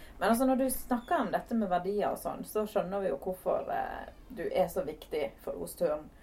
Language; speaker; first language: Norwegian; native; Norwegian